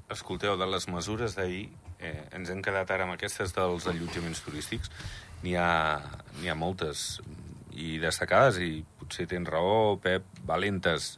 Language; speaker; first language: Catalan; native; Catalan